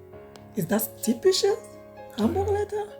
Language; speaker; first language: German; non-native, learner; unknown